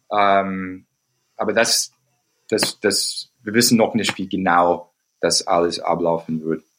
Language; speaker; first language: German; non-native, fluent; English